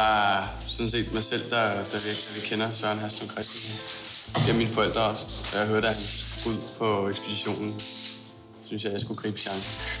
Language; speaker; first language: Danish; native; Danish